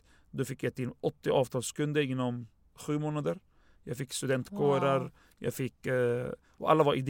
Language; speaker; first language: Swedish; non-native, fluent; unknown